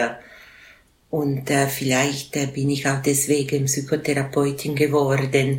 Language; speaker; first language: German; non-native, local second language; Italian